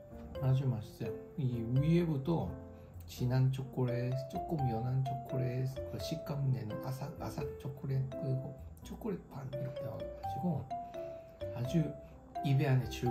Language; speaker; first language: Korean; non-native, fluent; Japanese